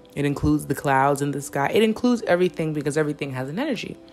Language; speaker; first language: English; native; English